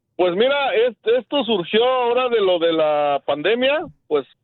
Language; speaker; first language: Spanish; native; Spanish